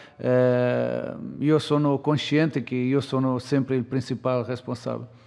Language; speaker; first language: Italian; non-native, fluent; Portuguese